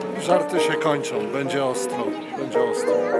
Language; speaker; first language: Polish; native; Polish